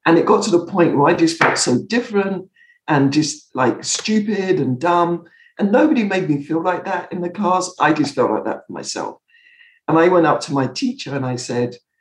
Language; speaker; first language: English; native; English